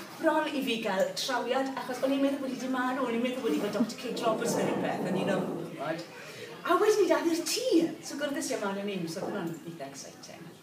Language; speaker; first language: Welsh; native; Welsh